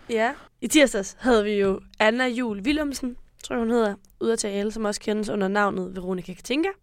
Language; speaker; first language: Danish; native; Danish